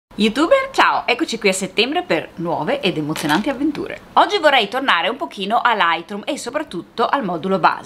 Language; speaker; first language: Italian; native; Italian